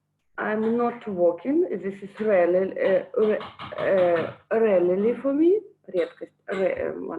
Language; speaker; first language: English; non-native, learner; Russian